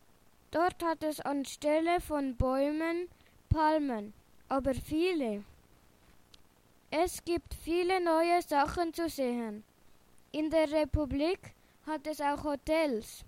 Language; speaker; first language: German; early bilingual, other home language; Spanish